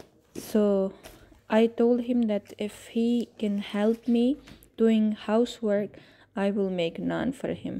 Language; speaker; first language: English; non-native, fluent; Chinese